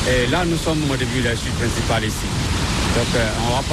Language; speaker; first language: French; non-native, fluent; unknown